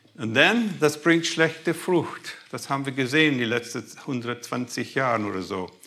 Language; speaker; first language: German; non-native, fluent; English